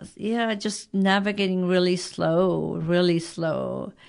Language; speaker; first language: English; early bilingual, other home language; Persian